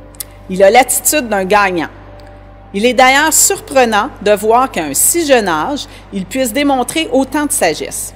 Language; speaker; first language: French; native; French